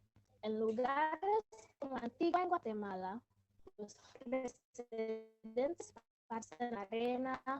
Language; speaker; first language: Spanish; non-native, learner; English